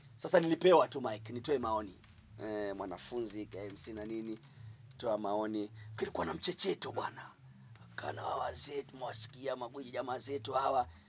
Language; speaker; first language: Swahili; native; Swahili